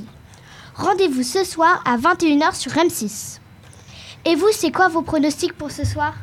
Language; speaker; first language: French; native; French